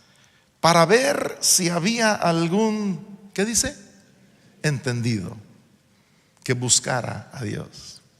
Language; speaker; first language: Spanish; non-native, local second language; English